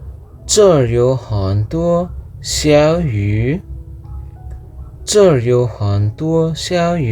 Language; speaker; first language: Chinese; non-native, fluent; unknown